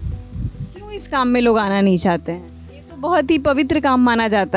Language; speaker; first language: Hindi; native; Hindi